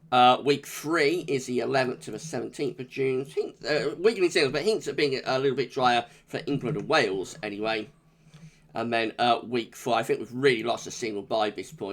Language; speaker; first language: English; native; English